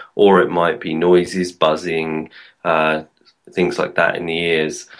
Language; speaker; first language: English; native; English